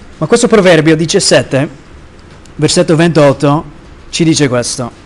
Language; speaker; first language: Italian; non-native, fluent; English